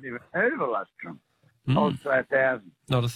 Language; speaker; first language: English; native; English